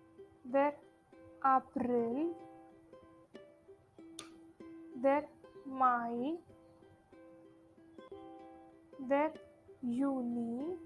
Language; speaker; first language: German; non-native, fluent; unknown